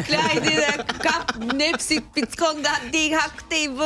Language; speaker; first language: Albanian; native; Albanian